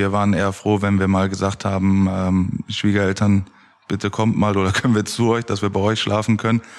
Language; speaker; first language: German; native; German